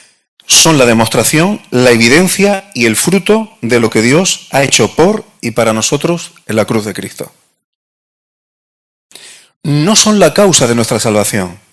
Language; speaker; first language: Spanish; native; Spanish